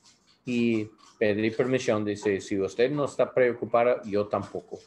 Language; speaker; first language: Spanish; non-native, learner; English